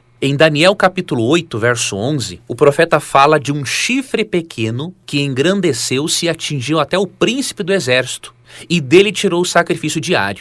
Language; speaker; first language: Portuguese; native; Portuguese